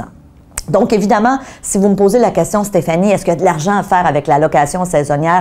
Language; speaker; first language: French; native; French